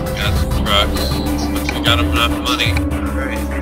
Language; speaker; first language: English; native; English